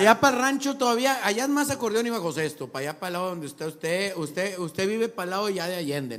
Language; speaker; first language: Spanish; native; Spanish